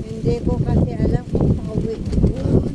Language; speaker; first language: Filipino; non-native, local second language; Hiligaynon